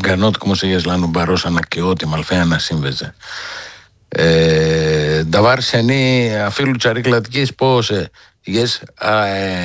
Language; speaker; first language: Hebrew; non-native, fluent; Greek